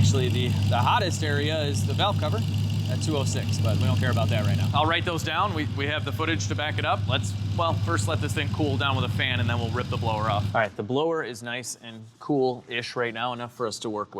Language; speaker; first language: English; native; English